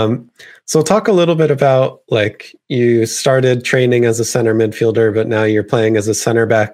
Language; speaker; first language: English; native; English